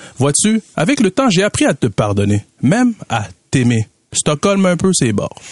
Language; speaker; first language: French; early bilingual, other home language; Swahili